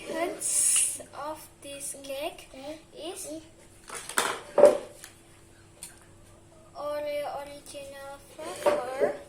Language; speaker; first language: English; non-native, learner; Indonesian